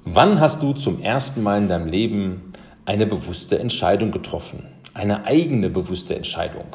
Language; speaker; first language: German; early bilingual, other home language; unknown